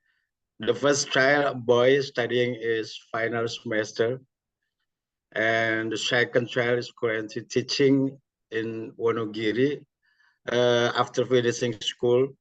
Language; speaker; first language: English; non-native, learner; Indonesian